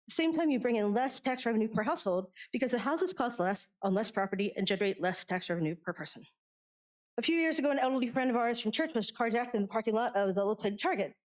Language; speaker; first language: English; native; English